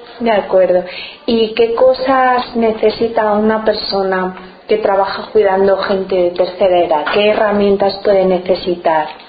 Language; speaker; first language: Spanish; native; Spanish